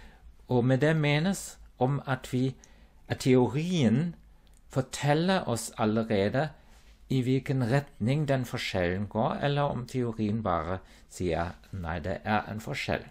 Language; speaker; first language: Norwegian; non-native, fluent; German